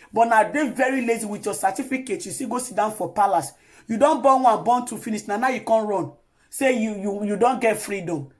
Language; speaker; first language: Nigerian Pidgin; non-native, local second language; Yoruba